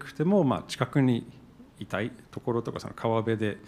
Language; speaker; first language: Japanese; non-native, fluent; English